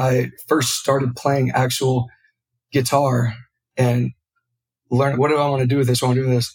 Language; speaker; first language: English; native; English